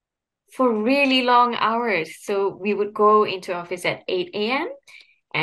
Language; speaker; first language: English; non-native, local second language; Tamil